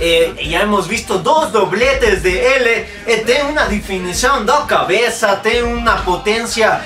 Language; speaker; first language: Portuguese; non-native, learner; Spanish